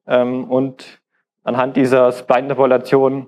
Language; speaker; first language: German; native; German